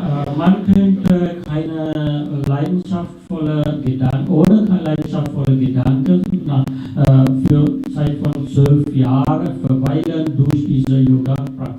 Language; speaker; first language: German; non-native, fluent; Sinhala